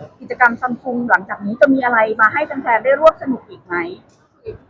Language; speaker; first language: Thai; native; Thai